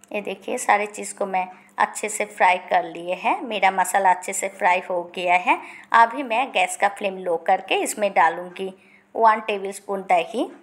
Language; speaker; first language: Hindi; non-native, local second language; Bangla